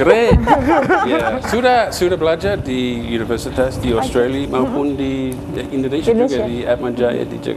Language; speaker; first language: Indonesian; non-native, fluent; English